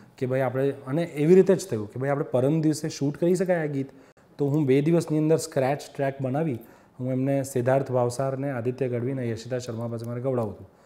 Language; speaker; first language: Gujarati; native; Gujarati